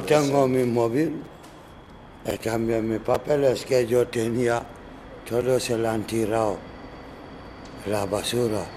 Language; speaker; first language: Spanish; non-native, learner; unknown